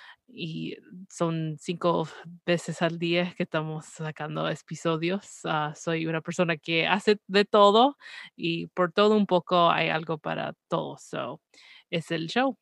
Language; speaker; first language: Spanish; early bilingual, heritage; Spanish